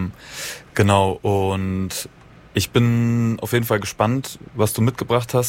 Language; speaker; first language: German; native; German